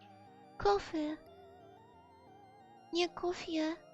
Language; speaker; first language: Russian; non-native, learner; English